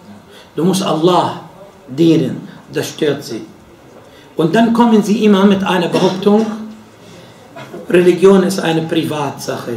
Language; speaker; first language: German; non-native, fluent; Arabic